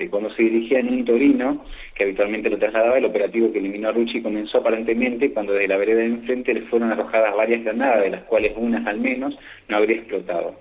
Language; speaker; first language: Spanish; native; Spanish